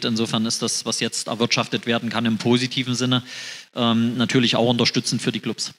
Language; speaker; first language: German; native; German